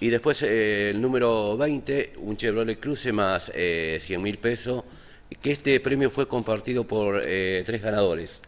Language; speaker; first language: Spanish; native; Spanish